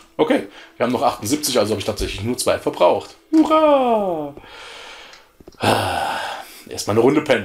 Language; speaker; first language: German; native; German